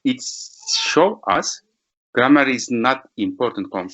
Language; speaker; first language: English; non-native, learner; Turkish